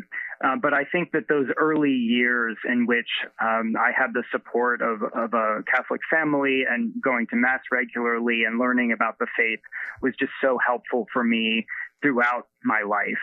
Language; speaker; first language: English; native; English